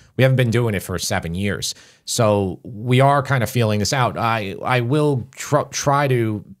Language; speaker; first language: English; native; English